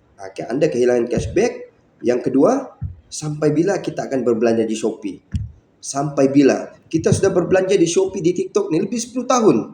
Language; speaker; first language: Malay; native; Malay